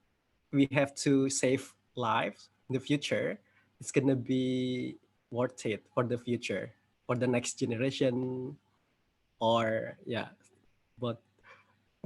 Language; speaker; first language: English; non-native, fluent; Indonesian